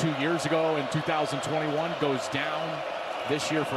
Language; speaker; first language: English; native; English